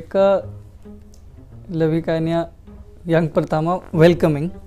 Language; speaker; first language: Indonesian; non-native, learner; Hindi